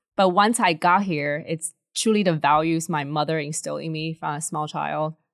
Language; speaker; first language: English; early bilingual, other home language; Chinese